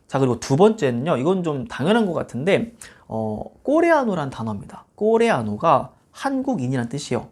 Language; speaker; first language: Korean; native; Korean